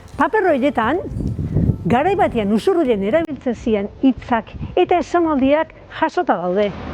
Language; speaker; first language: Basque; native; Basque